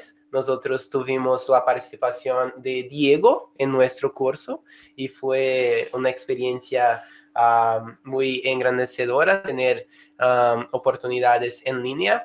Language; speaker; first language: Spanish; non-native, fluent; Portuguese